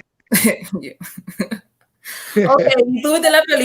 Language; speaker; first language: Spanish; early bilingual, heritage; Spanish